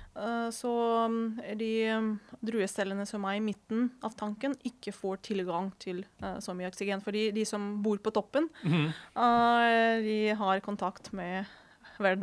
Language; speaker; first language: Norwegian; non-native, fluent; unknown